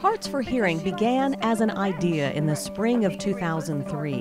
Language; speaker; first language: English; native; English